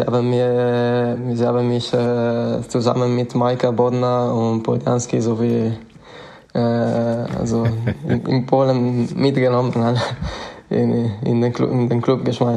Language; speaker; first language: German; non-native, fluent; Italian